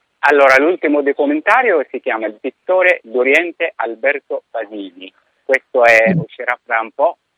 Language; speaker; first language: Italian; non-native, fluent; Arabic